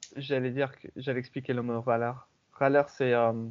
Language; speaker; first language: French; non-native, fluent; English